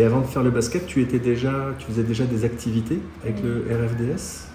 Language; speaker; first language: French; native; French